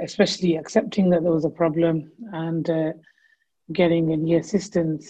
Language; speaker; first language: English; native; English